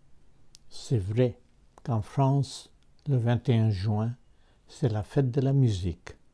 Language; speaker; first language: French; non-native, fluent; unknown